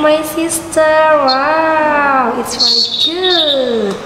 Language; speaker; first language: English; non-native, learner; Indonesian